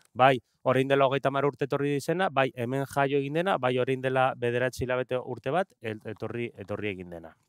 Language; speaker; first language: Basque; non-native, local second language; Spanish